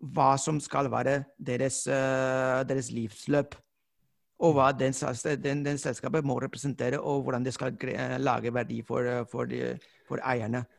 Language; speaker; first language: Norwegian; non-native, fluent; Spanish